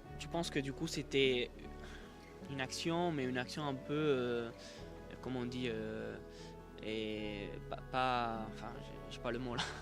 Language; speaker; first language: French; native; French